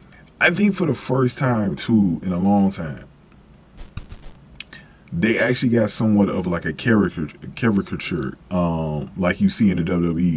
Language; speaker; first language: English; native; English